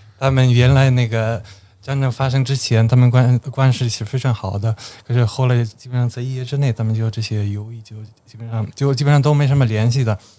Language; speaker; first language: Chinese; non-native, fluent; Slovenian